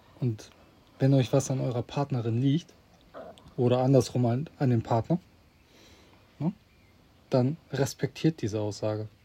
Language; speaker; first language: German; native; German